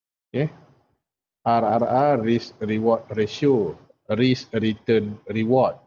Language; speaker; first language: English; non-native, local second language; Malay